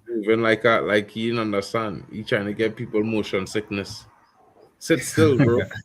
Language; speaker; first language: English; native; English